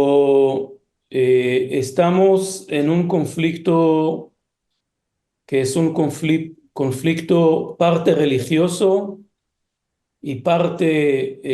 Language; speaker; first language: Spanish; early bilingual, heritage; Hebrew